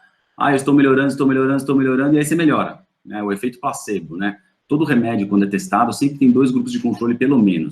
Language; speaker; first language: Portuguese; native; Portuguese